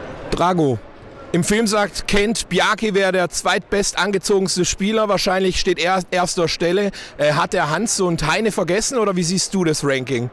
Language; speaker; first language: German; native; German